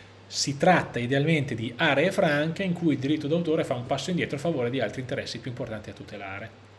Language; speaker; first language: Italian; native; Italian